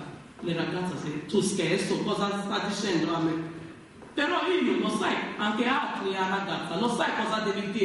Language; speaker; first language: Italian; non-native, learner; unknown